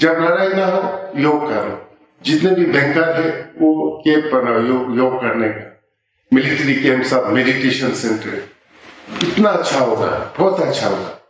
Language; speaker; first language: Hindi; non-native, local second language; Ladakhi